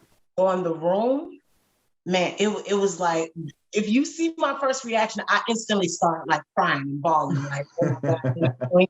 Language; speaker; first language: English; native; English